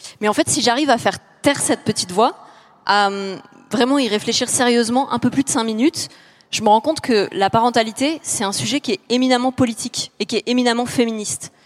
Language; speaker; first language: French; native; French